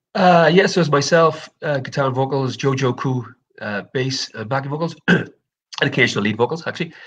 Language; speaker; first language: English; native; English